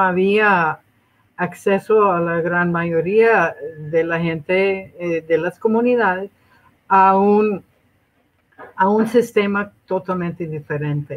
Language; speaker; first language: Spanish; non-native, fluent; English